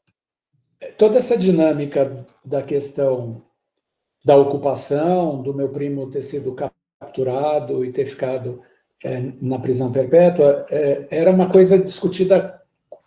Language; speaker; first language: Portuguese; early bilingual, other home language; Guarani